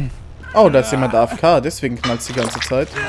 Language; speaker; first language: German; native; German